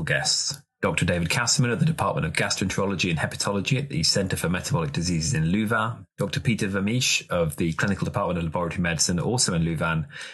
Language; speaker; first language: English; native; English